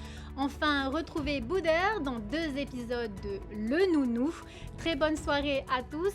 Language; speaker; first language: French; native; French